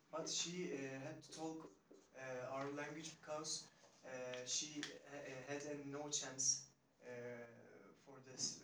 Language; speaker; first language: English; non-native, learner; Turkish